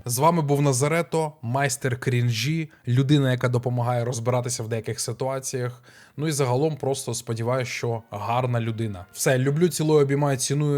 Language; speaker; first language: Ukrainian; native; Ukrainian